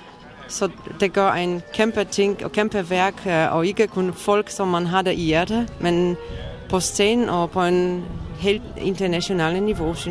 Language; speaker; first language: Danish; non-native, fluent; Polish